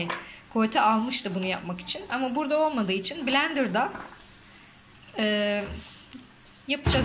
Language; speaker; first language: Turkish; native; Turkish